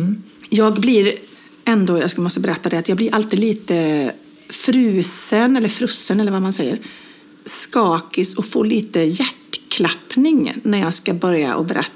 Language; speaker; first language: Swedish; native; Swedish